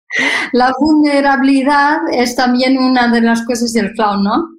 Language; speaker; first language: Spanish; non-native, fluent; Portuguese